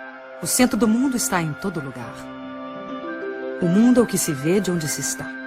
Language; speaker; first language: Portuguese; native; Portuguese